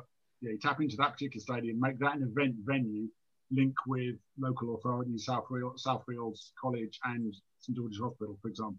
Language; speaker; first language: English; native; English